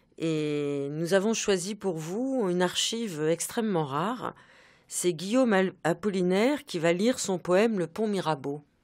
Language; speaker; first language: French; native; French